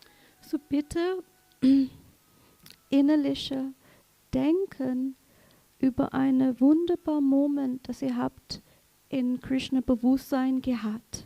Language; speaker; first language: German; non-native, learner; English